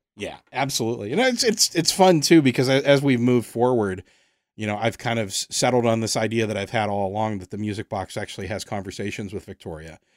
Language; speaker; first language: English; native; English